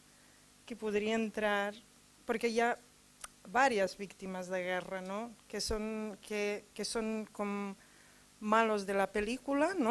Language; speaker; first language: Catalan; non-native, fluent; Serbian